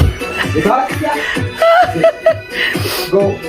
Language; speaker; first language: Dutch; early bilingual, other home language; Tibetan